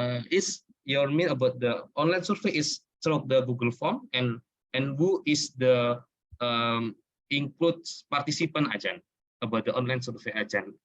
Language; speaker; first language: English; non-native, learner; Indonesian